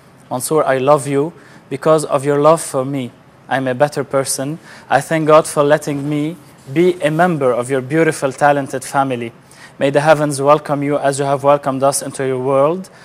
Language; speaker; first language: English; non-native, local second language; Arabic